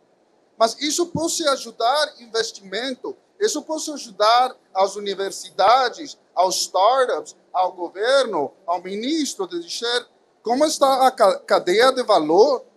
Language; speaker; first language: Portuguese; non-native, fluent; Spanish